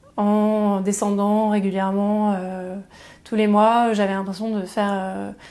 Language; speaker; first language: French; native; French